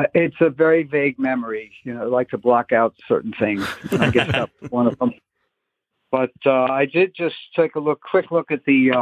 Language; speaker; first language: English; native; English